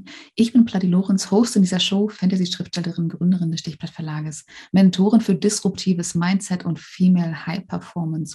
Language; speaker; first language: German; native; German